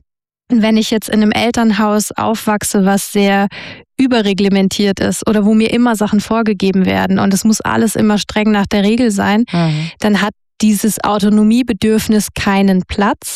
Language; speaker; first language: German; native; German